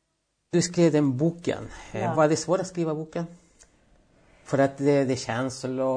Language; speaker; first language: Swedish; non-native, fluent; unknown